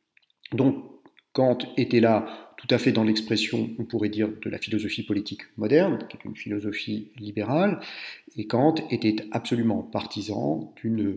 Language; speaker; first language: French; native; French